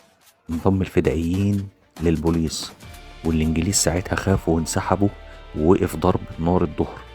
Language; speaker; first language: Arabic; native; Arabic